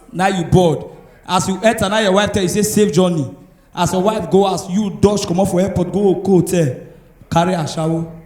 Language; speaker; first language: Nigerian Pidgin; native; Nigerian Pidgin